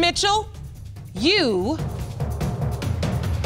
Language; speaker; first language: English; native; English